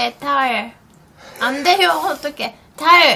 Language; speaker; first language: Korean; non-native, learner; Turkish